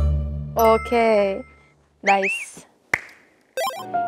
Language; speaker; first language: Korean; early bilingual, heritage; Korean